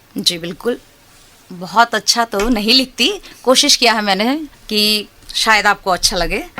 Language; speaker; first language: Hindi; non-native, local second language; Bangla